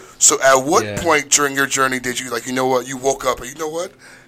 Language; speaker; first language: English; early bilingual, other home language; Haitian Creole